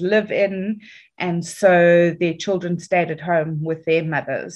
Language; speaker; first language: English; native; English